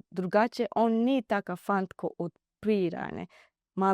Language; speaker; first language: Slovenian; non-native, learner; Divehi